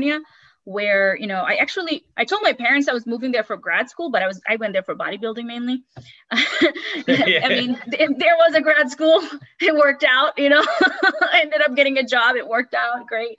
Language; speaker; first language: English; non-native, local second language; Sylheti